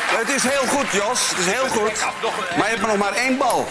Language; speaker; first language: Dutch; native; Dutch